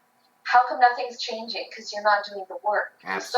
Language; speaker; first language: English; native; English